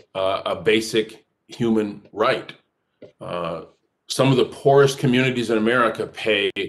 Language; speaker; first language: English; native; English